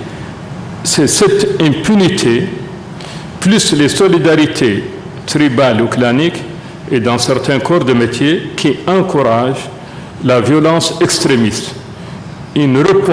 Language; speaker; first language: French; non-native, local second language; Arabic